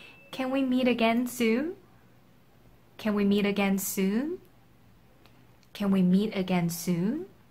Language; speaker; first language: English; non-native, fluent; Korean